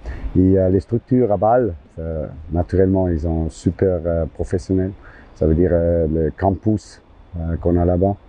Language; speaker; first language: French; non-native, local second language; German